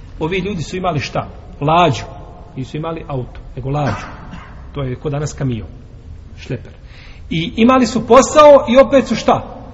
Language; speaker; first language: Bosnian; native; Bosnian